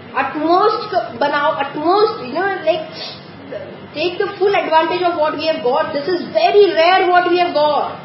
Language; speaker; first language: English; non-native, local second language; Gujarati